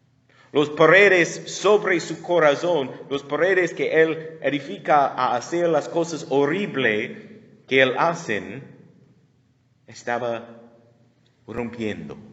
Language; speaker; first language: Spanish; non-native, learner; English